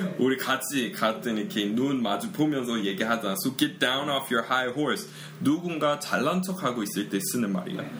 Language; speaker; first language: Korean; non-native, fluent; English